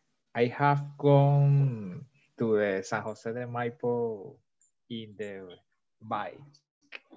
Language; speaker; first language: English; non-native, learner; Spanish